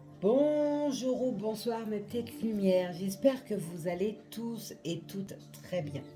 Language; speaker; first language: French; native; French